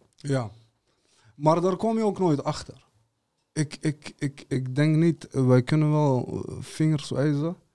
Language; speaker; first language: Dutch; early bilingual, other home language; Serbian